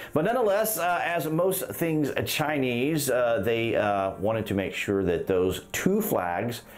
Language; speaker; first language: English; native; English